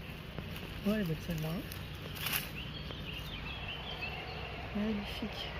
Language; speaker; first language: French; native; French